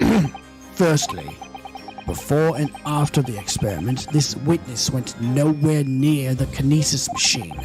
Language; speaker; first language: English; native; English